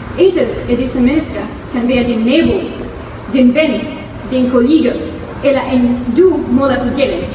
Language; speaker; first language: Danish; non-native, fluent; Arabic